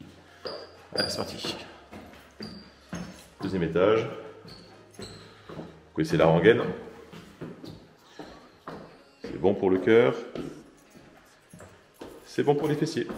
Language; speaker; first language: French; native; French